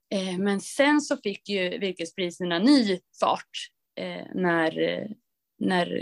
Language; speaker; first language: Swedish; native; Swedish